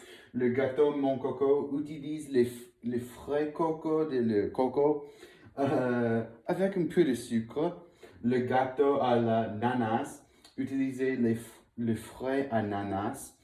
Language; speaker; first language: French; non-native, learner; English